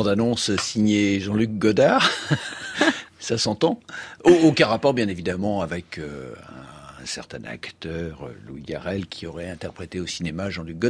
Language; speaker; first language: French; native; French